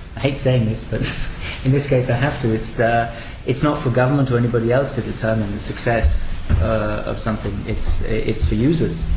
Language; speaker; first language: English; native; English